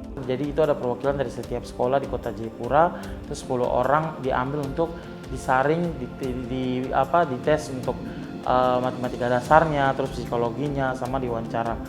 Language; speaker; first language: Indonesian; native; Indonesian